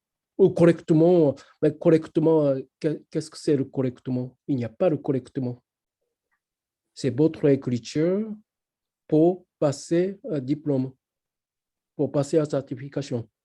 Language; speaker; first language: French; non-native, fluent; Japanese